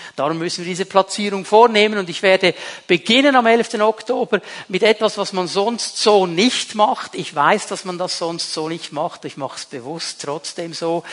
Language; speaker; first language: German; native; German